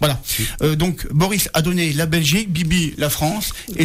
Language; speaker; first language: French; native; French